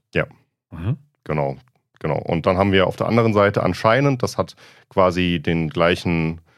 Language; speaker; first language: German; native; German